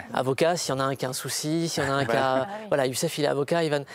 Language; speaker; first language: French; native; French